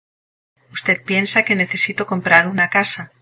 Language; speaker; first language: Spanish; non-native, learner; English